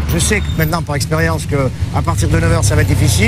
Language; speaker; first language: French; native; French